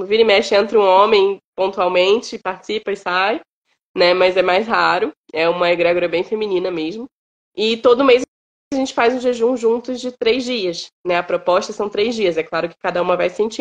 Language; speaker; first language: Portuguese; native; Portuguese